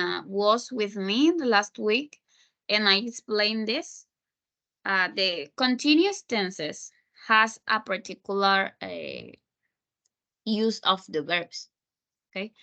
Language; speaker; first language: English; non-native, fluent; Spanish